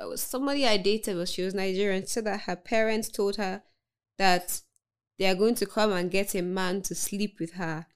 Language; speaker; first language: English; non-native, local second language; Yoruba